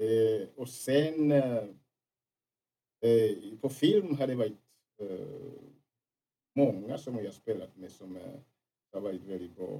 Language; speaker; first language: Swedish; non-native, fluent; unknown